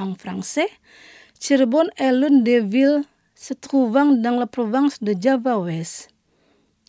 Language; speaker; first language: French; non-native, fluent; Indonesian